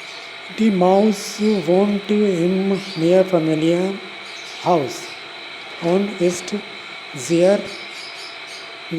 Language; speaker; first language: German; non-native, learner; Urdu